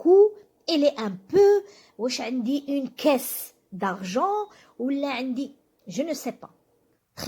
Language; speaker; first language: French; non-native, local second language; Arabic